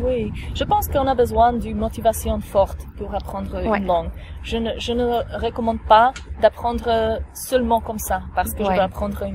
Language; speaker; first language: French; non-native, fluent; Slovak